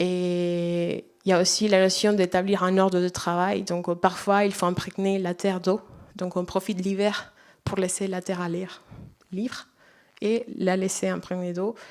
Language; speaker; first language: French; non-native, fluent; Spanish